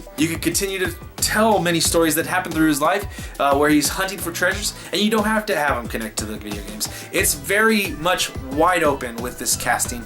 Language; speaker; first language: English; native; English